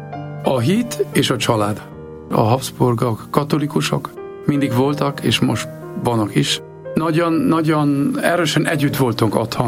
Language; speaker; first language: Hungarian; non-native, fluent; German